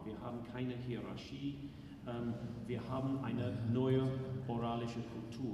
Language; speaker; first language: German; non-native, learner; English